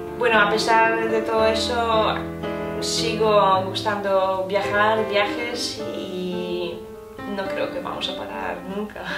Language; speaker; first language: Spanish; non-native, fluent; Polish